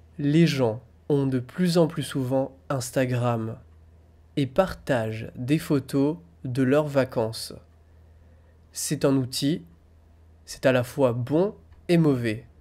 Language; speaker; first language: French; native; French